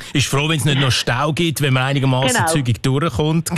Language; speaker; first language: German; native; German